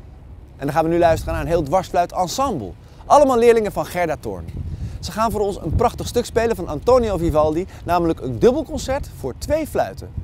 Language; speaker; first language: Dutch; native; Dutch